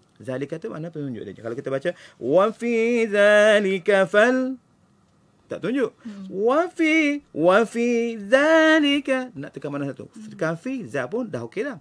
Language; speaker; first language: Malay; native; Malay